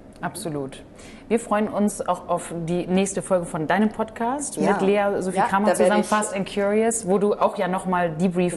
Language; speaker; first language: German; native; German